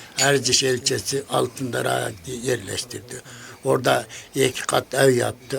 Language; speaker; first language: Turkish; non-native, learner; Kyrgyz